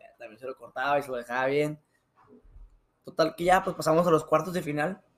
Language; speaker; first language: Spanish; native; Spanish